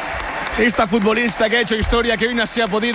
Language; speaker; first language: Spanish; native; Spanish